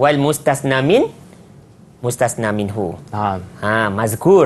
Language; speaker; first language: Arabic; non-native, fluent; Malay